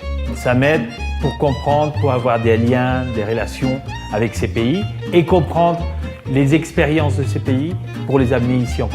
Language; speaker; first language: French; non-native, fluent; Spanish